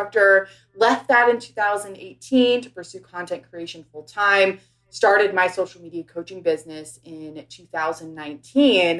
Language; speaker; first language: English; native; English